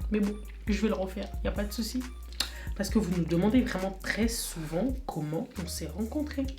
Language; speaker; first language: French; early bilingual, other home language; Lingala